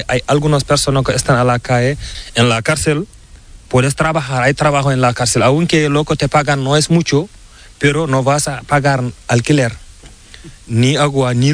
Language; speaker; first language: Spanish; non-native, learner; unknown